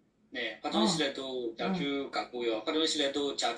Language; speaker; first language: Korean; non-native, learner; Chinese